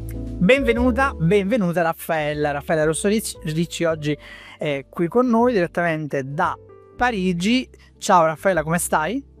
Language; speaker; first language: Italian; native; Italian